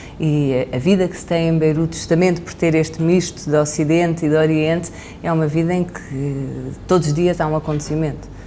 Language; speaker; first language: Portuguese; native; Portuguese